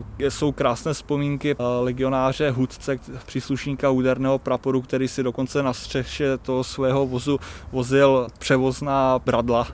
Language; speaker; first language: Czech; native; Czech